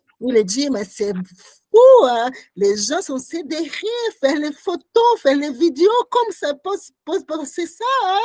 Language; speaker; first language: French; non-native, learner; Portuguese